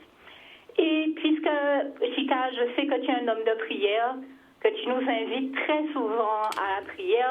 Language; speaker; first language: French; native; French